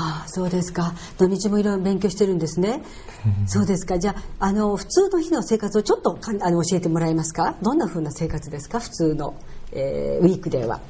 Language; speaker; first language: Japanese; native; Japanese